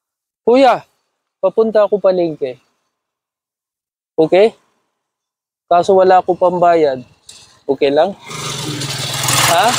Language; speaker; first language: Filipino; non-native, learner; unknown